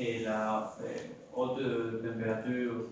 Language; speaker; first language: French; non-native, learner; Spanish